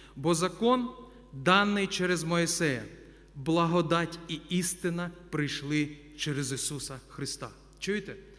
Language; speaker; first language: Ukrainian; non-native, local second language; Russian